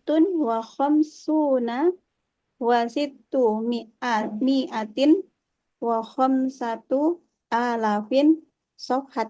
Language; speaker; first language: Arabic; non-native, learner; Indonesian